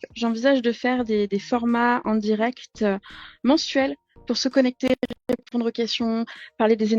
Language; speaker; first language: French; native; French